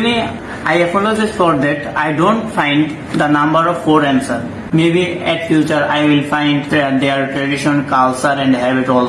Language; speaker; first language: English; non-native, learner; Bangla